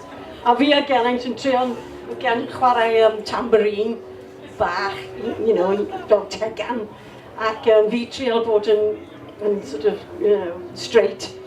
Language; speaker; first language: Welsh; non-native, local second language; English